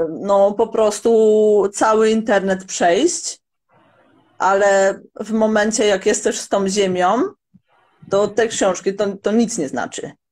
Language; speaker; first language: Polish; non-native, fluent; Croatian